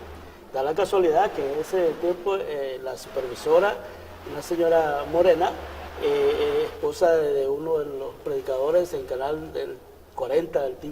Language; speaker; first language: Spanish; native; Spanish